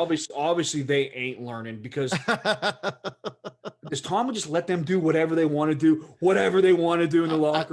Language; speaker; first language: English; native; English